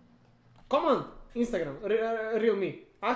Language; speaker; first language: English; non-native, learner; Serbian